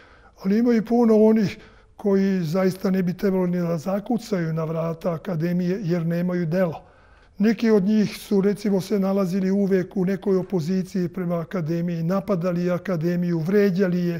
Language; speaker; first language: Serbian; native; Serbian